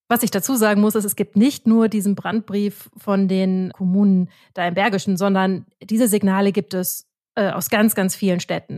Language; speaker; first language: German; native; German